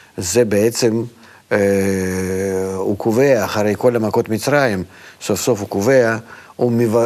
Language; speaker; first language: Hebrew; non-native, fluent; Russian